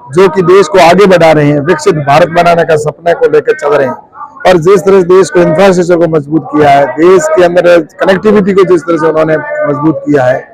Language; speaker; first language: Hindi; native; Hindi